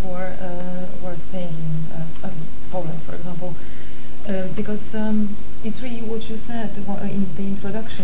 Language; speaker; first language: English; non-native, fluent; Polish